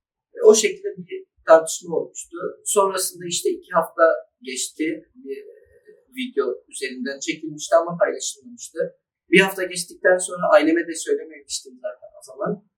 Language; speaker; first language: Turkish; early bilingual, other home language; Arabic